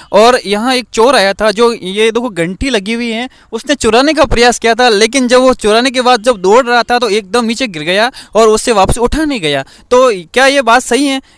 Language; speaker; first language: Hindi; native; Hindi